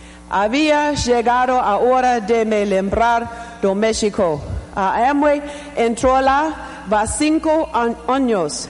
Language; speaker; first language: Portuguese; non-native, learner; English